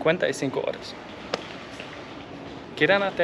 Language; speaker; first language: Spanish; non-native, learner; German